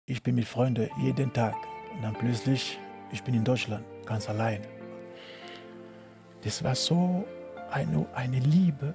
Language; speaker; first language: German; non-native, learner; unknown